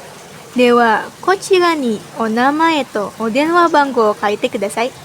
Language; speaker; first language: Japanese; non-native, learner; Indonesian